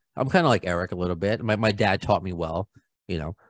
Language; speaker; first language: English; native; English